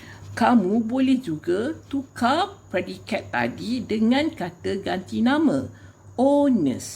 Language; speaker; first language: Malay; native; Malay